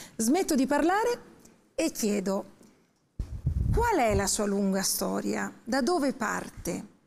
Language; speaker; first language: Italian; native; Italian